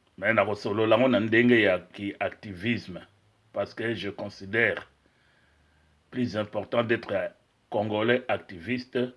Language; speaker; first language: Lingala; non-native, local second language; Luba-Lulua